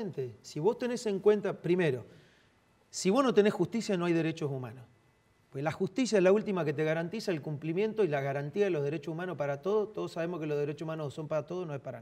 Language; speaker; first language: Spanish; native; Spanish